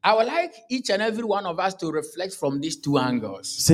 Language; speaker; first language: English; non-native, local second language; Akan